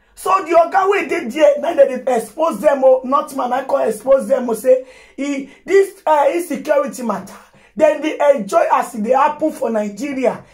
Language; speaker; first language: Nigerian Pidgin; non-native, local second language; Yoruba